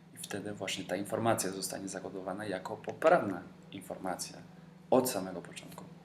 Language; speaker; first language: Polish; non-native, fluent; Spanish